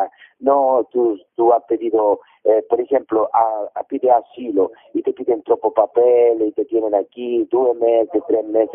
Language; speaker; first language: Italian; non-native, learner; Spanish